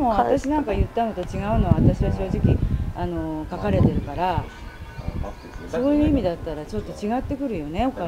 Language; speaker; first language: Japanese; native; Japanese